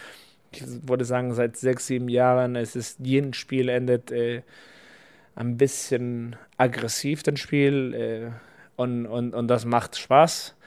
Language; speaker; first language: German; non-native, fluent; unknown